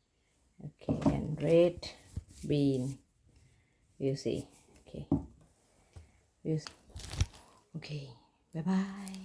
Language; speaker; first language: English; non-native, learner; Thai